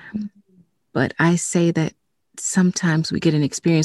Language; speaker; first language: English; native; English